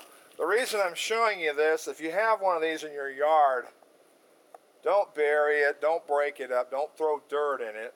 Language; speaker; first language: English; native; English